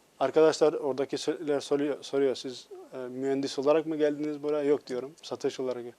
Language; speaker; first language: Turkish; non-native, fluent; Albanian